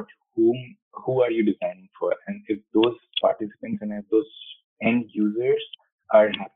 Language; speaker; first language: English; non-native, local second language; Hindi